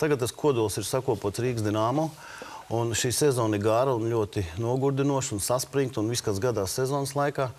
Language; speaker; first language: Latvian; native; Latvian